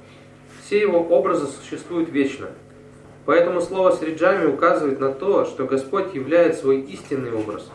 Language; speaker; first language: Russian; native; Russian